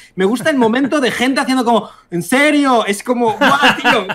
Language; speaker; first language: Spanish; native; Spanish